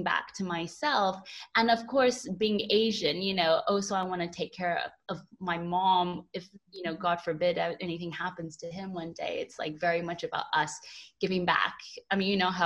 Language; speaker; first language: English; native; English